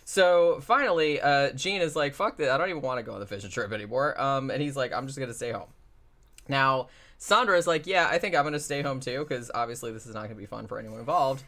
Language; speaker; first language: English; native; English